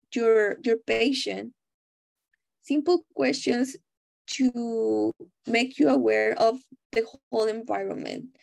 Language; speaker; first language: English; non-native, fluent; Spanish